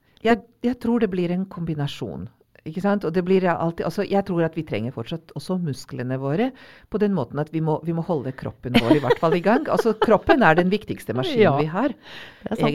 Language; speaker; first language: Norwegian; non-native, fluent; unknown